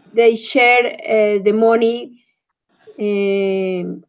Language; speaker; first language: English; non-native, learner; Spanish